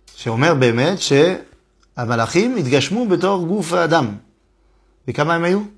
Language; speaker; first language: Hebrew; non-native, fluent; French